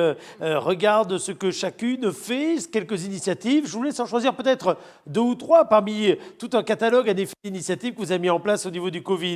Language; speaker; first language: French; native; French